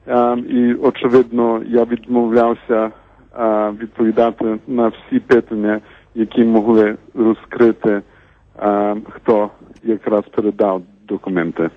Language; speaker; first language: Ukrainian; early bilingual, heritage; Ukrainian